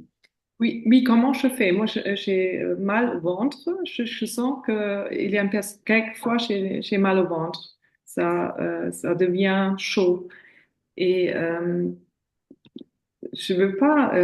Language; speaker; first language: French; non-native, fluent; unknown